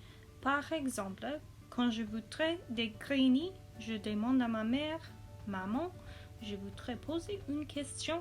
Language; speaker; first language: French; non-native, learner; English